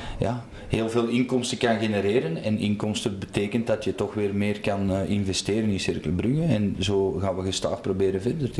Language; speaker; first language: Dutch; native; Dutch